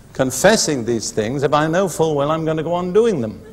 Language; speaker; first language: English; native; English